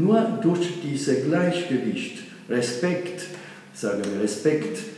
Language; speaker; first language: German; non-native, learner; Italian